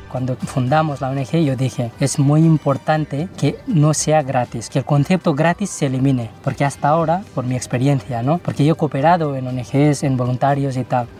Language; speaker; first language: Spanish; early bilingual, other home language; Nepali